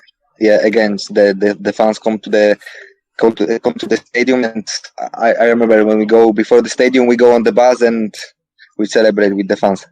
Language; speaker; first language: English; non-native, learner; Polish